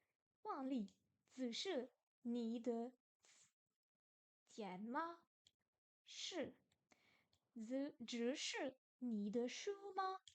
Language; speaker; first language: Chinese; non-native, learner; French